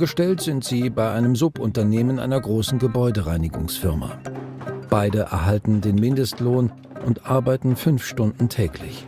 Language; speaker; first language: German; native; German